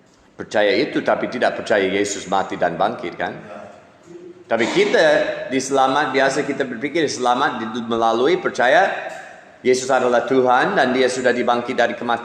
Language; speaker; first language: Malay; non-native, fluent; English